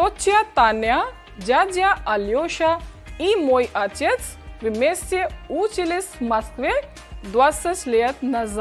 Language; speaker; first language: Russian; non-native, fluent; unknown